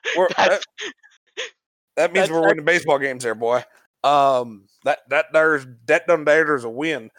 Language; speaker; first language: English; native; English